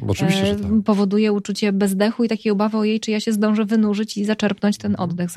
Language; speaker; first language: Polish; native; Polish